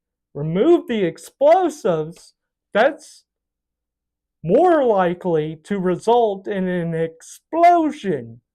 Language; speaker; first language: English; native; English